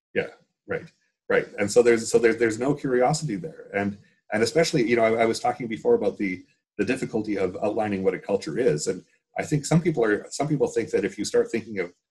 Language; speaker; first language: English; native; English